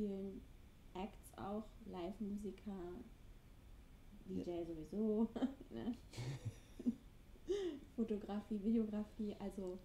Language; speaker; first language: German; native; German